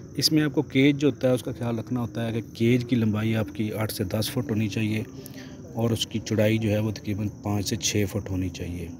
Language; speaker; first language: Urdu; non-native, local second language; Punjabi